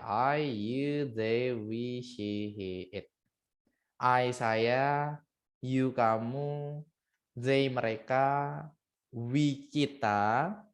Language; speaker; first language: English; non-native, learner; Indonesian